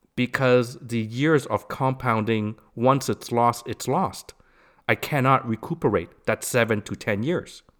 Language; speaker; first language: English; native; English